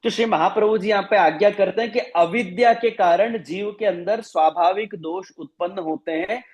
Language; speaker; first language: Hindi; non-native, local second language; Gujarati